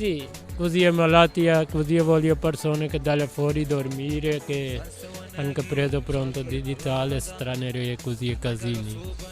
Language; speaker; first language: Italian; non-native, learner; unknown